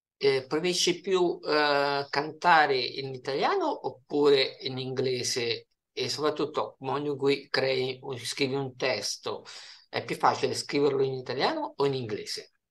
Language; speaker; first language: Italian; native; Italian